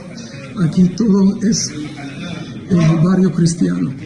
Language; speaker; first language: Spanish; non-native, fluent; Arabic